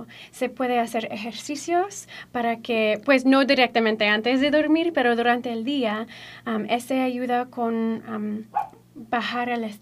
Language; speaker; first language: Spanish; non-native, fluent; English